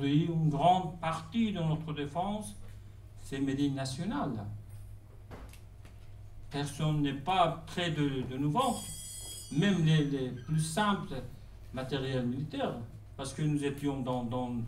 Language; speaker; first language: French; non-native, fluent; Persian